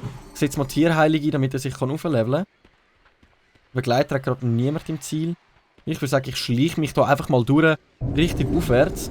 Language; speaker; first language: German; native; German